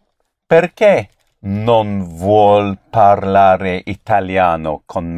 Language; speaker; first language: Italian; non-native, learner; English